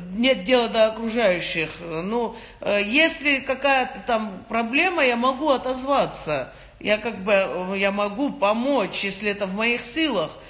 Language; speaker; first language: Russian; non-native, local second language; Georgian